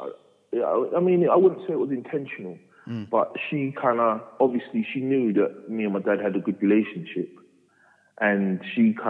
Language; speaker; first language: English; native; English